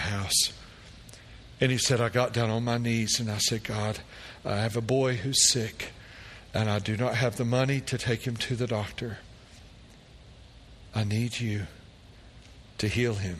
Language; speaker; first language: English; native; English